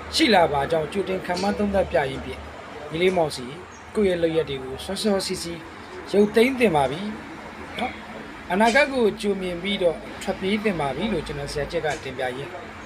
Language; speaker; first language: Burmese; native; Burmese